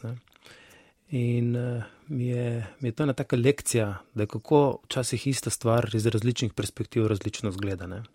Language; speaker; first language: Slovenian; native; Slovenian